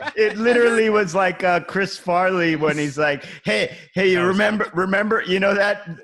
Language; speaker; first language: English; native; English